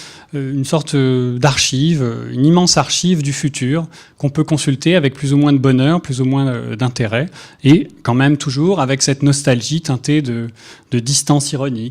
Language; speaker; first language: French; native; French